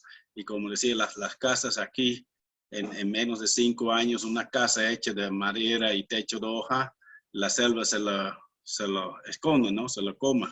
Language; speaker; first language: Spanish; non-native, fluent; Dutch